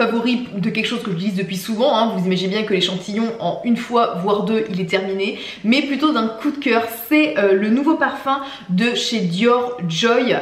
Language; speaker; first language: French; native; French